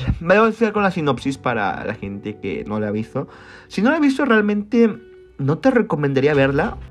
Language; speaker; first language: Spanish; native; Spanish